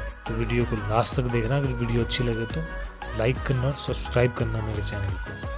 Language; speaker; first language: Hindi; native; Hindi